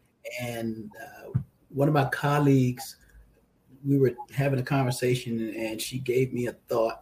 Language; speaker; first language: English; native; English